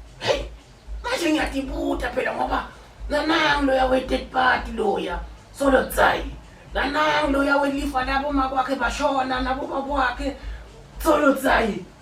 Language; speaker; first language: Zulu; native; Zulu